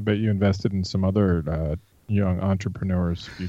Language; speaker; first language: English; native; English